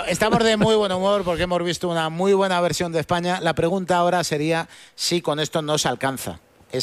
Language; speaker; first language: Spanish; native; Spanish